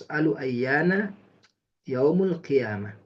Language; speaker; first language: Arabic; non-native, fluent; Indonesian